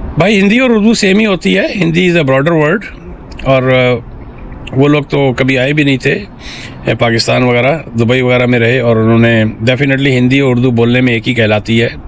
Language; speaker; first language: Urdu; native; Urdu